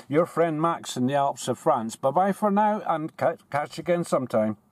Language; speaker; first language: English; native; English